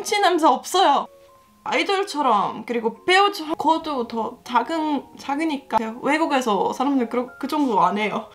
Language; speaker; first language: Korean; non-native, fluent; Estonian